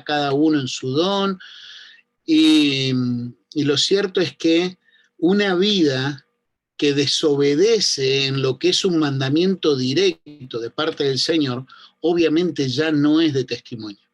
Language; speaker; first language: Spanish; native; Spanish